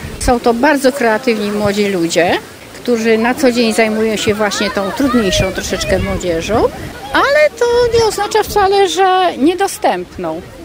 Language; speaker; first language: Polish; native; Polish